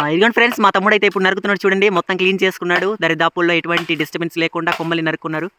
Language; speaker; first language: Telugu; non-native, local second language; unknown